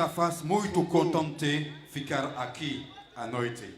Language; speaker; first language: Portuguese; non-native, learner; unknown